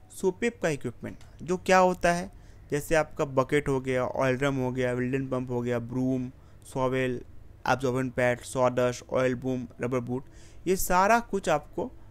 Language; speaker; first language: Hindi; native; Hindi